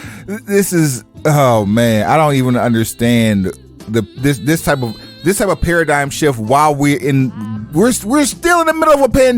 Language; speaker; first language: English; native; English